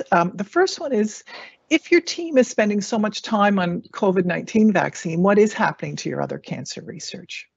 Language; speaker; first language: English; native; English